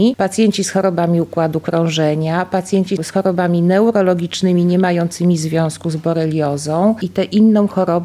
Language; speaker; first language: Polish; native; Polish